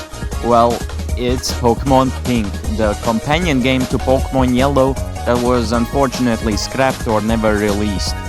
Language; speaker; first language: English; non-native, fluent; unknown